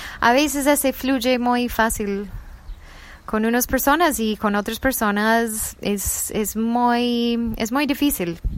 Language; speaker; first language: Spanish; non-native, fluent; English